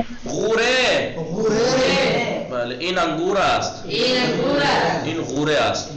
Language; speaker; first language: Persian; non-native, fluent; Urdu